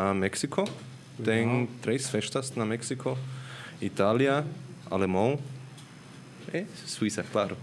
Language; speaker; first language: Portuguese; non-native, learner; Swiss German